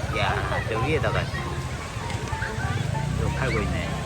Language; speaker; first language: Korean; native; Korean